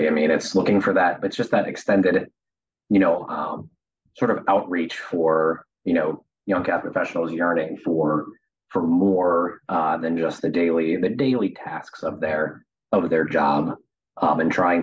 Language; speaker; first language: English; native; English